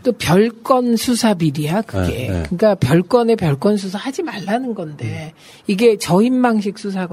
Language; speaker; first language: Korean; native; Korean